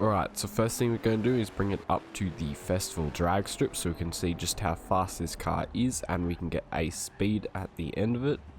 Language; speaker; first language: English; native; English